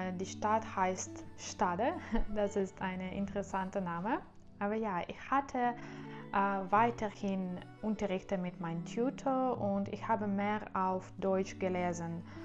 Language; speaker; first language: German; non-native, learner; Ukrainian